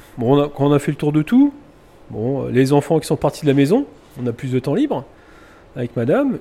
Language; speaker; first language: French; native; French